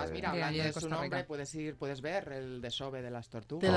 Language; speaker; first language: Spanish; native; Spanish